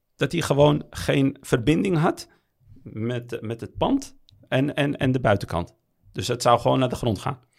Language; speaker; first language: Dutch; early bilingual, other home language; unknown